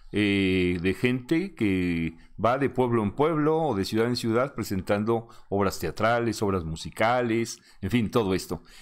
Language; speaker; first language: Spanish; native; Spanish